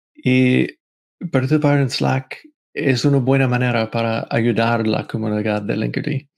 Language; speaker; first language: Spanish; non-native, fluent; English